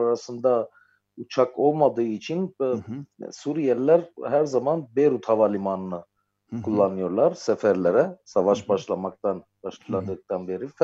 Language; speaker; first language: Turkish; non-native, fluent; Armenian